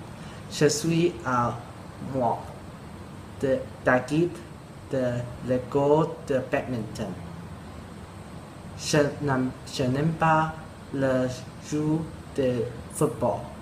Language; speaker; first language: French; non-native, learner; Cantonese